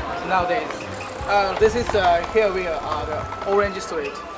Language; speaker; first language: English; non-native, learner; Japanese